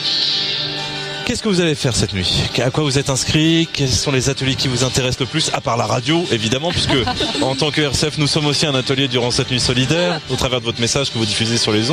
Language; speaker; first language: French; native; French